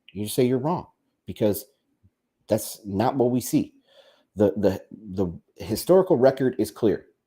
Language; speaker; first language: English; native; English